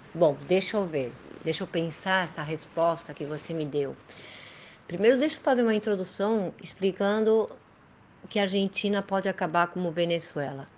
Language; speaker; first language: Portuguese; early bilingual, heritage; Portuguese